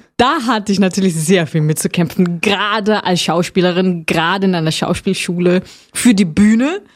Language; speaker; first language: German; non-native, fluent; Portuguese